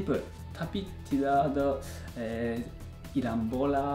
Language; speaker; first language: Indonesian; non-native, learner; Japanese